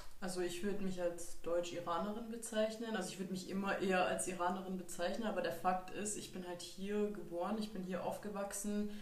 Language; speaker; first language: German; native; German